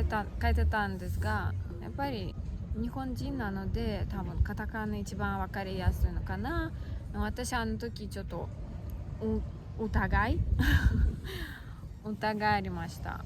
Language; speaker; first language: Japanese; non-native, learner; Russian